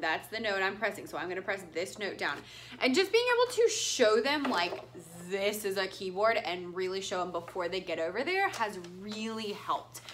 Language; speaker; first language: English; native; English